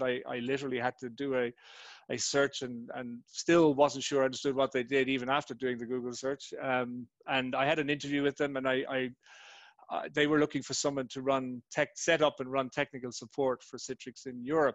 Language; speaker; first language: English; native; English